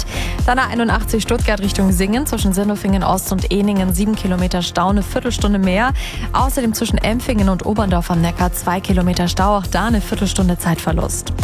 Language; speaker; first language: German; native; German